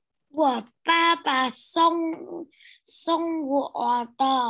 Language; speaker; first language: Chinese; non-native, learner; Vietnamese